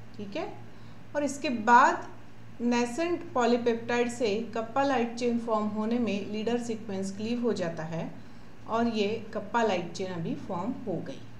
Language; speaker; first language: Hindi; non-native, local second language; Marathi